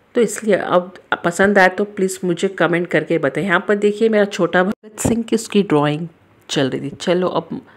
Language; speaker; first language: Hindi; native; Hindi